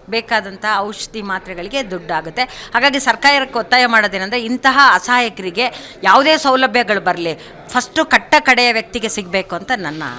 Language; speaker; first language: Kannada; non-native, local second language; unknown